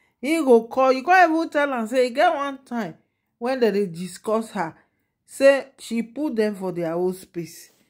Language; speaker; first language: Nigerian Pidgin; non-native, local second language; Yoruba